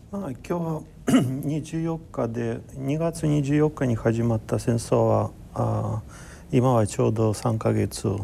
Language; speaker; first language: Japanese; non-native, fluent; Ukrainian